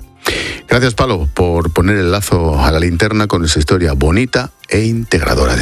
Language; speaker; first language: Spanish; native; Spanish